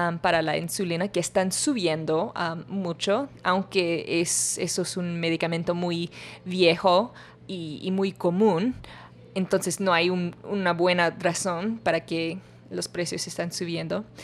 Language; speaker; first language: Spanish; non-native, learner; English